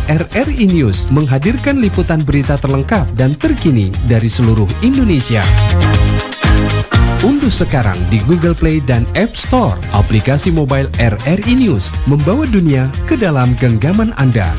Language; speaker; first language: Indonesian; native; Indonesian